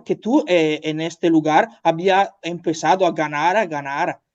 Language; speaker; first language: Spanish; non-native, learner; Italian